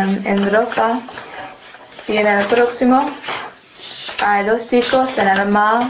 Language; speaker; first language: Spanish; non-native, learner; English